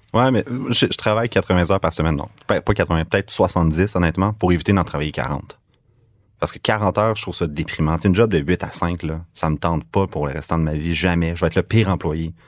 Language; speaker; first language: French; native; French